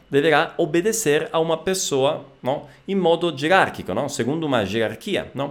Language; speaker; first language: Portuguese; non-native, fluent; Italian